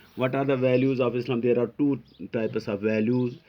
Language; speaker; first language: English; non-native, local second language; Urdu